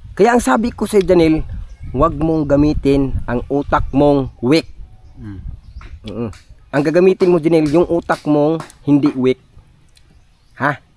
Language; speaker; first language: Filipino; non-native, local second language; Cebuano